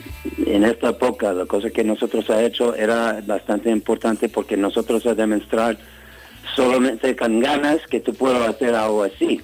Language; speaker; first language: Spanish; non-native, fluent; English